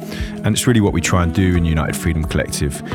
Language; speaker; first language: English; native; English